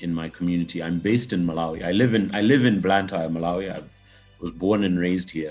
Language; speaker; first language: English; non-native, local second language; Nyanja